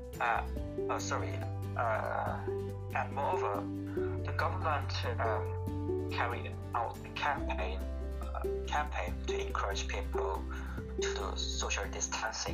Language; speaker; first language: English; non-native, learner; Korean